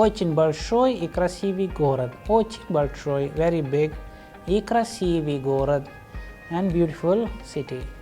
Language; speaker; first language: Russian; non-native, fluent; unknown